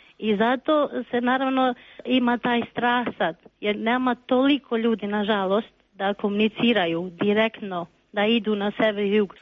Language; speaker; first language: Serbian; non-native, local second language; Albanian